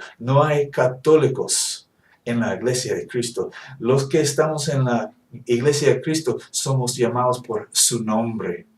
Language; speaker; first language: Spanish; non-native, fluent; English